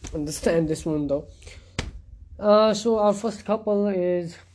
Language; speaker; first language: English; non-native, local second language; Nepali